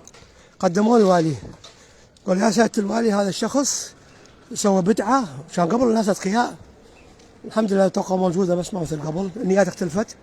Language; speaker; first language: Arabic; native; Arabic